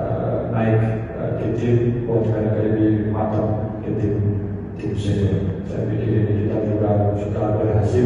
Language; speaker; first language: Indonesian; non-native, fluent; Portuguese